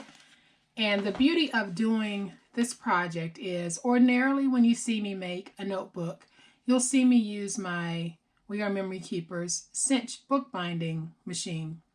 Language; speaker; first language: English; native; English